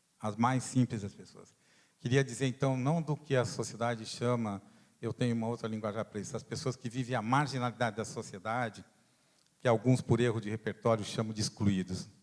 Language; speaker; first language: Portuguese; non-native, fluent; Italian